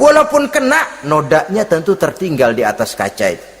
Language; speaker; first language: Indonesian; native; Indonesian